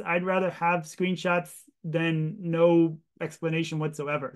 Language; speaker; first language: English; native; English